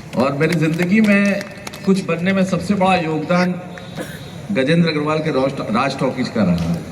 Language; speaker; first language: Hindi; native; Hindi